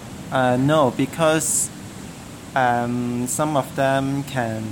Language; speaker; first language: English; non-native, learner; Cantonese